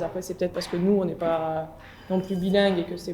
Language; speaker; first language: French; native; French